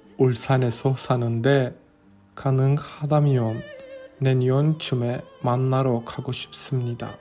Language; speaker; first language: Korean; non-native, learner; Turkish